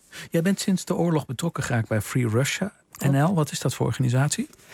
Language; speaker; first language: Dutch; native; Dutch